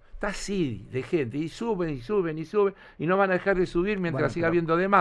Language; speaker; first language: Spanish; native; Spanish